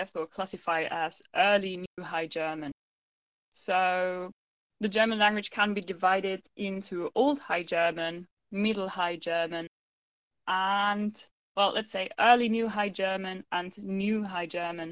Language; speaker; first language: English; non-native, fluent; German